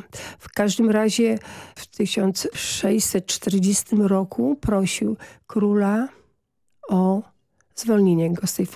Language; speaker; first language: Polish; native; Polish